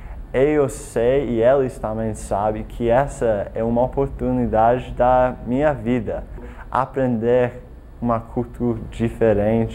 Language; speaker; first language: Portuguese; non-native, learner; English